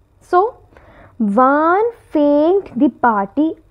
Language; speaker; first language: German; non-native, fluent; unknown